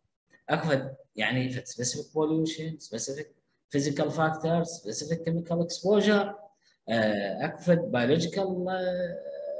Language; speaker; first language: Arabic; native; Arabic